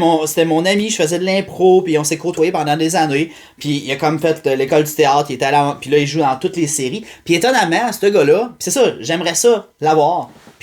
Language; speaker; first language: French; native; French